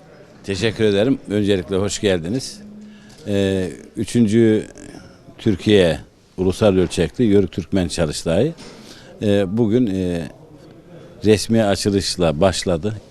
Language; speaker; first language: Turkish; native; Turkish